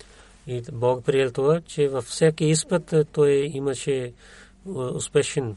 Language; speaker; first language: Bulgarian; non-native, learner; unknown